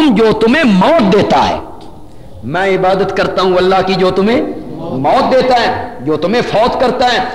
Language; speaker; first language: Urdu; non-native, local second language; Punjabi